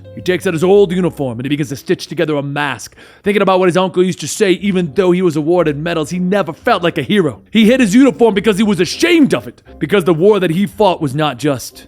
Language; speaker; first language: English; native; English